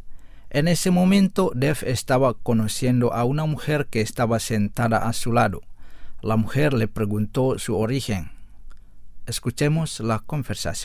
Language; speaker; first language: Spanish; non-native, fluent; Indonesian